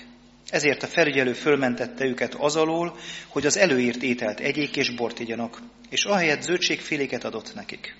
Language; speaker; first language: Hungarian; native; Hungarian